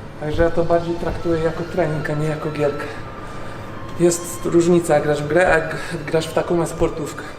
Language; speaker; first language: Polish; native; Polish